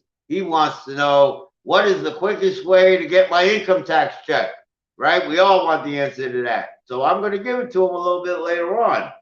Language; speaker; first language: English; native; English